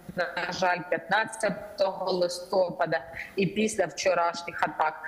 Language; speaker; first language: Ukrainian; native; Ukrainian